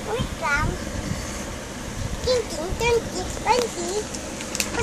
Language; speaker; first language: Filipino; native; Filipino